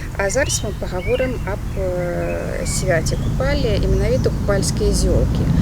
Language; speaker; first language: Belarusian; native; Belarusian